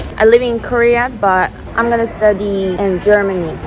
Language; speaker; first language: English; non-native, learner; Korean